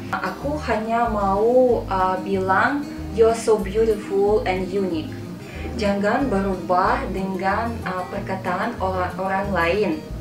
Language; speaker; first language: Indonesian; non-native, fluent; Russian